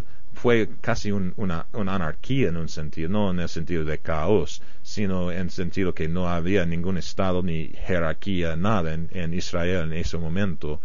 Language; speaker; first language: Spanish; non-native, fluent; English